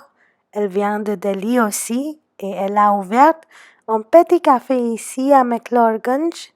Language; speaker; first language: French; non-native, fluent; Hindi